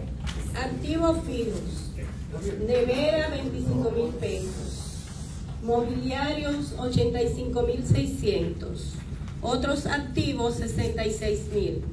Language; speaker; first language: Spanish; native; Spanish